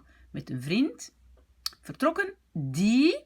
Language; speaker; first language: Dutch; non-native, fluent; French